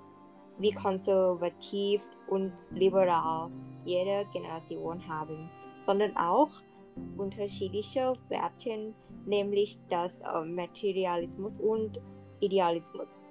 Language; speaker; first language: German; non-native, learner; Thai